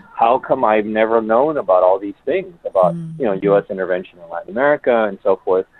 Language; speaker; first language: English; early bilingual, other home language; Spanish